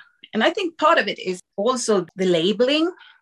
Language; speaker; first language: English; non-native, fluent; Swedish